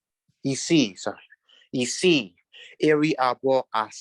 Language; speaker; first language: Igbo; non-native, local second language; English